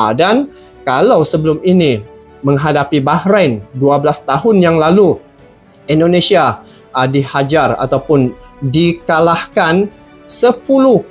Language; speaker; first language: Malay; native; Malay